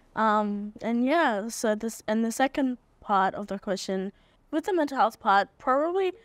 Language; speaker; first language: English; native; English